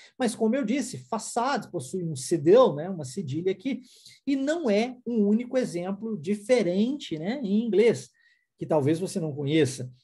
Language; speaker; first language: Portuguese; non-native, fluent; English